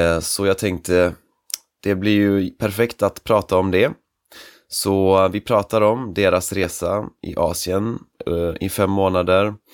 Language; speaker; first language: Swedish; native; Swedish